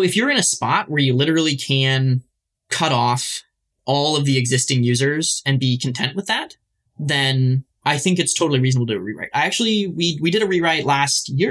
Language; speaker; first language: English; native; English